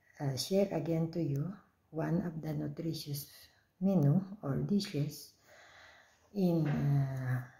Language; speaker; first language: English; non-native, local second language; Filipino